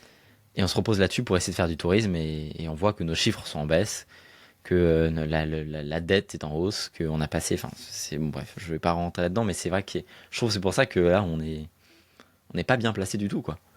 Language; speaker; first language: French; native; French